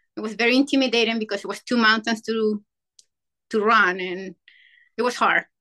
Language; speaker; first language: English; non-native, fluent; Spanish